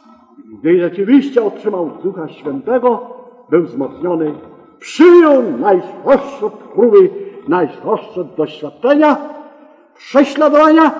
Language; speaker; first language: Polish; native; Polish